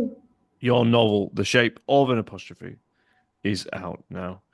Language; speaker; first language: English; native; English